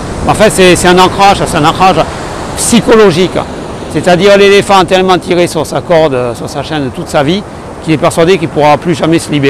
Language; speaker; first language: French; native; French